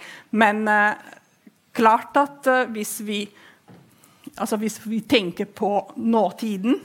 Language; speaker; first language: Norwegian; non-native, fluent; Italian